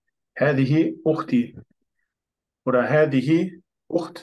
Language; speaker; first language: Arabic; non-native, learner; German